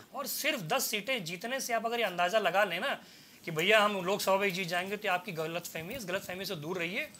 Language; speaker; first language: Hindi; native; Hindi